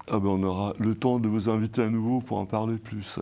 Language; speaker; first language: French; native; French